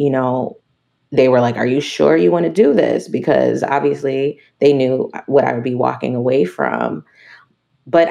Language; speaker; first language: English; native; English